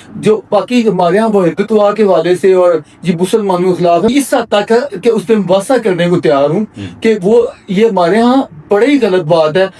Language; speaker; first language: Urdu; non-native, local second language; Punjabi